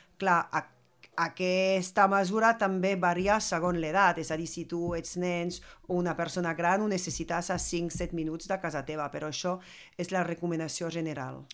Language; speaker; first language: Catalan; non-native, fluent; French